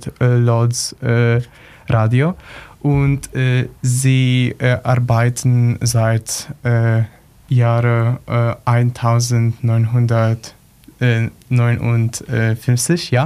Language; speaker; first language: German; non-native, learner; Polish